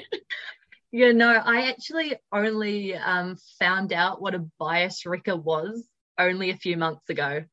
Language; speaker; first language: English; native; English